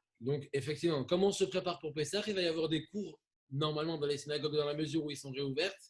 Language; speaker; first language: French; native; French